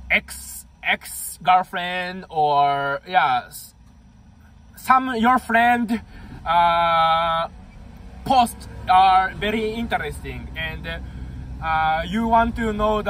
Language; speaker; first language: English; non-native, learner; Japanese